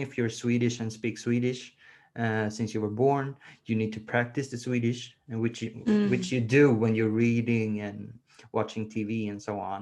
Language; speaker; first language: English; non-native, fluent; Swedish